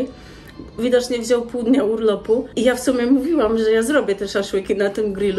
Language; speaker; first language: Polish; native; Polish